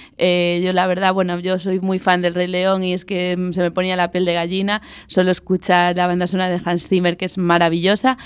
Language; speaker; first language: Spanish; native; Spanish